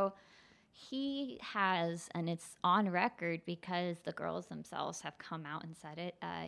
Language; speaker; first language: English; native; English